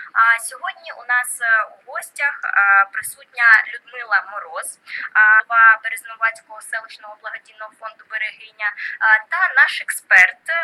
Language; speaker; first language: Ukrainian; native; Ukrainian